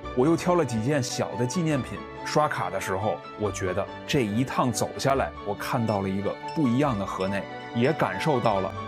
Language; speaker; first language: Chinese; native; Chinese